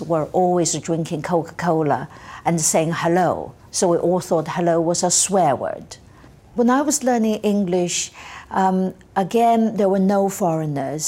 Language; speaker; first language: English; non-native, fluent; Chinese